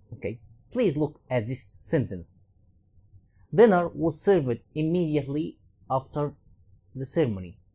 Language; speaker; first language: English; non-native, fluent; Arabic